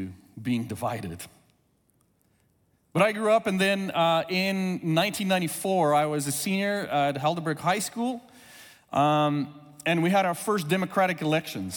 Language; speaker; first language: English; non-native, local second language; Afrikaans